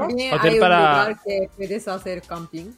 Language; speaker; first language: Spanish; non-native, learner; Japanese